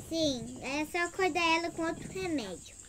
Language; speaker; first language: Portuguese; early bilingual, heritage; Portuguese